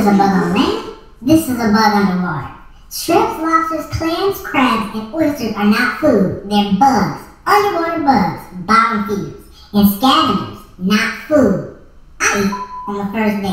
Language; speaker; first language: English; native; English